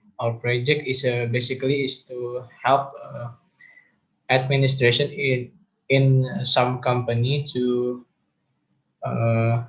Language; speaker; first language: English; non-native, learner; Indonesian